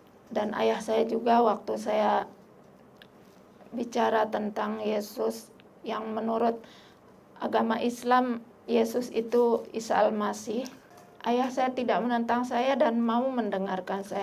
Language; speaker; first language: Indonesian; non-native, local second language; Sasak